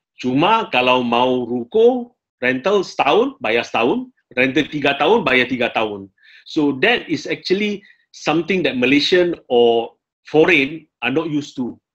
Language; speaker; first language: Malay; non-native, local second language; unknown